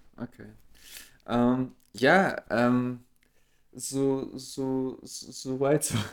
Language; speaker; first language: German; early bilingual, other home language; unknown